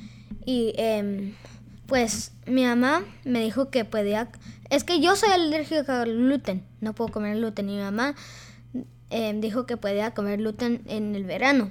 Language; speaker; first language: Spanish; early bilingual, heritage; Spanish